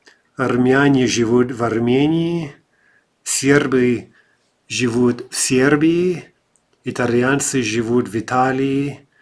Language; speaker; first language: Russian; non-native, fluent; English